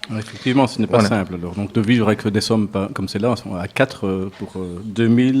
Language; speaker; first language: French; native; French